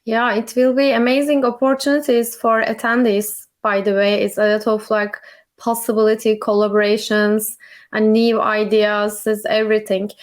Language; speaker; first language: English; non-native, learner; Turkish